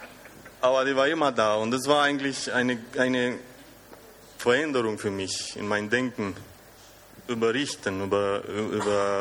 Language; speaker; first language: German; non-native, fluent; Romanian